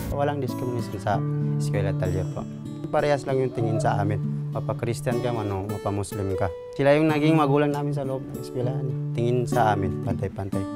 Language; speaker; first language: Filipino; non-native, local second language; Maguindanaon